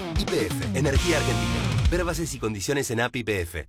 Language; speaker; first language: Spanish; native; Spanish